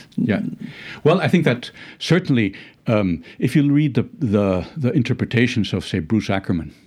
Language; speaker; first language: English; early bilingual, other home language; Spanish